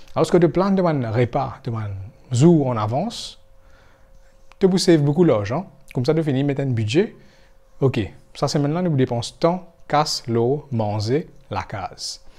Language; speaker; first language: French; non-native, local second language; Morisyen